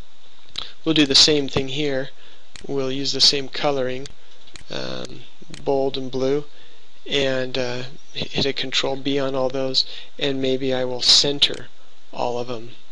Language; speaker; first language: English; native; English